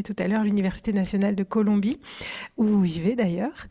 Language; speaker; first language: French; native; French